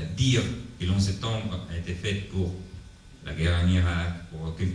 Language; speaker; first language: French; non-native, fluent; Italian